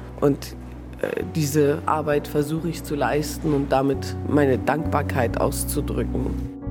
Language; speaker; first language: German; early bilingual, other home language; Persian